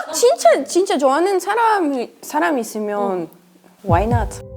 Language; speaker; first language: Korean; non-native, learner; Russian